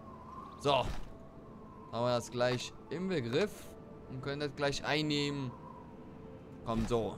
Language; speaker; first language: German; native; German